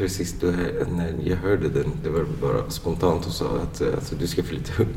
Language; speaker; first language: Swedish; non-native, fluent; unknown